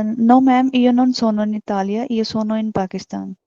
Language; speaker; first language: Italian; non-native, learner; Urdu